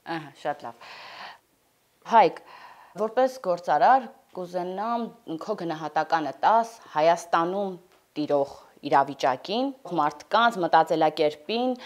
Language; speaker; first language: Armenian; native; Armenian